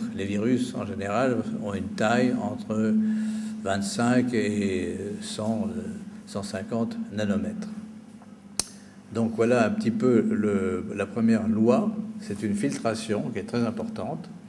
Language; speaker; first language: French; native; French